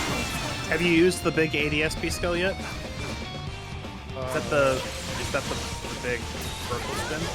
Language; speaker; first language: English; native; English